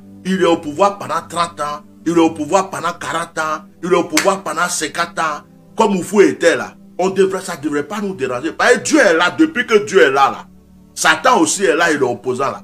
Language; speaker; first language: French; non-native, local second language; Baoulé